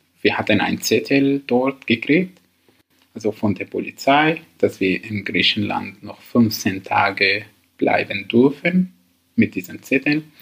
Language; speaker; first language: German; non-native, learner; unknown